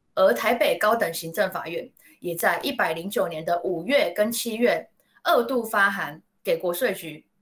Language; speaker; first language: Chinese; native; Chinese